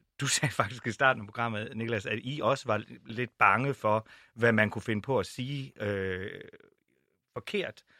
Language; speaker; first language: Danish; native; Danish